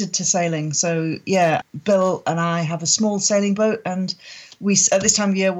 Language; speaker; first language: English; native; English